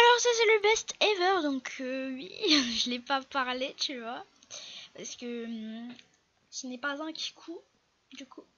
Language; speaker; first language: French; native; French